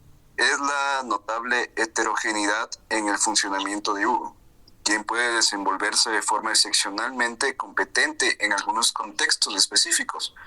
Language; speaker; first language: Spanish; native; Spanish